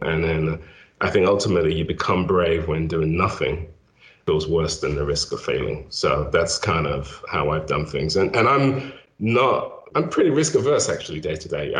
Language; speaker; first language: English; native; English